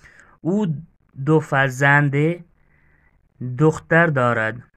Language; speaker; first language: Persian; non-native, learner; Urdu